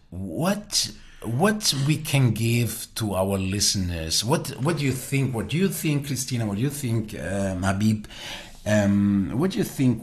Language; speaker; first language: English; non-native, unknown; Italian